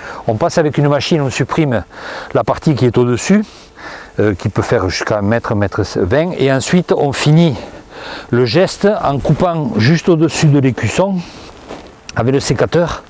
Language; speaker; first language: French; native; French